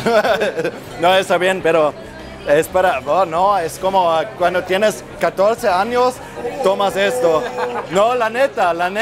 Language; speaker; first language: Spanish; non-native, fluent; German